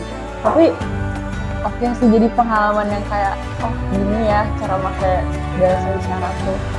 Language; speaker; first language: Indonesian; native; Indonesian